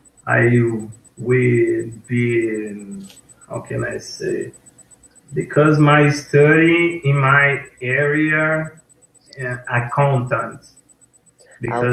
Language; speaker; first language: English; non-native, learner; Portuguese